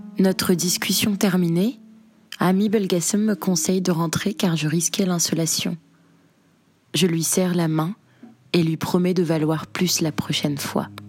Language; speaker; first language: French; non-native, local second language; Arabic